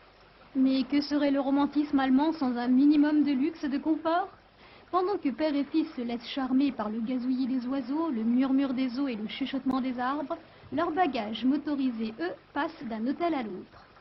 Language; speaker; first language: French; native; French